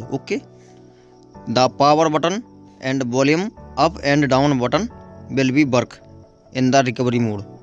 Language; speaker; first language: English; non-native, local second language; Hindi